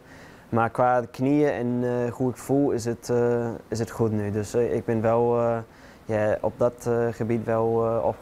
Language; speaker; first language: Dutch; non-native, fluent; English